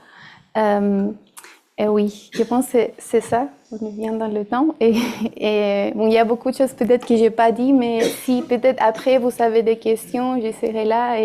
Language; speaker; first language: French; non-native, fluent; Spanish